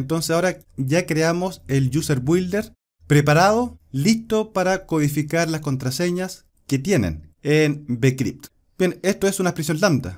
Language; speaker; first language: Spanish; native; Spanish